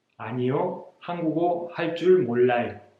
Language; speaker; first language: Korean; non-native, fluent; Spanish